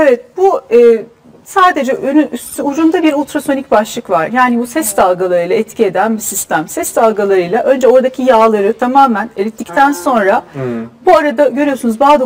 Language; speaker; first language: Turkish; native; Turkish